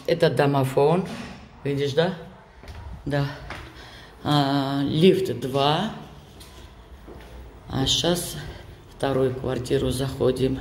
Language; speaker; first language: Russian; non-native, fluent; Georgian